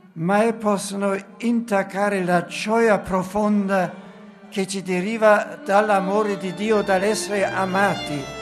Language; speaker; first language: Italian; non-native, fluent; German